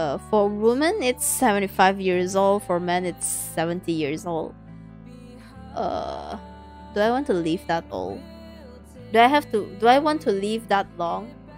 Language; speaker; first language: English; non-native, local second language; Chinese